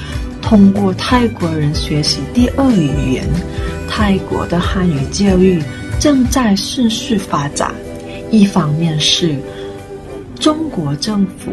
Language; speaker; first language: Chinese; non-native, fluent; Thai